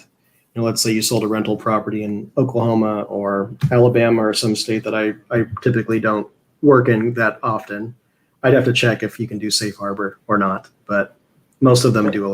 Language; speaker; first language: English; native; English